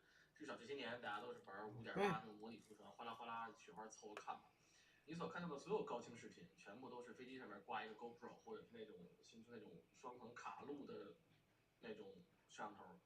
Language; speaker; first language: Chinese; native; Chinese